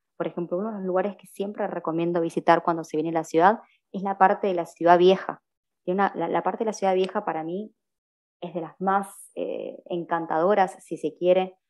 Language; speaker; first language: Spanish; native; Spanish